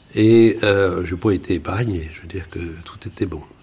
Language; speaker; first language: French; native; French